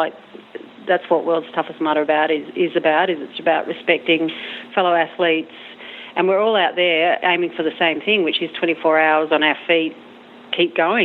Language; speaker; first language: English; native; English